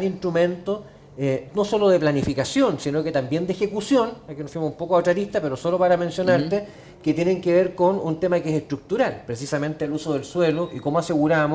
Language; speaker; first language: Spanish; native; Spanish